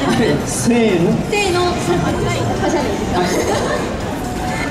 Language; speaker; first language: Japanese; native; Japanese